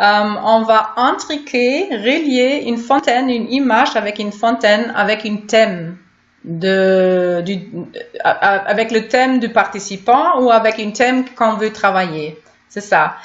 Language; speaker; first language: French; non-native, fluent; German